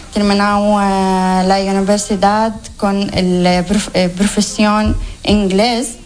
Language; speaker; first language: Spanish; non-native, learner; Arabic